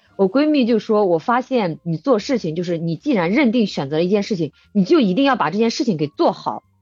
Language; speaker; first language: Chinese; native; Chinese